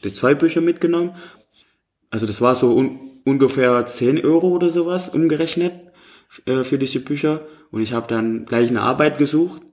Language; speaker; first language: German; non-native, fluent; Indonesian